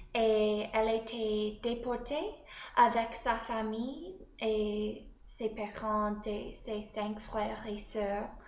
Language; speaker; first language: French; non-native, learner; English